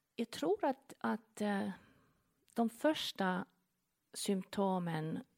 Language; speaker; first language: Swedish; non-native, fluent; English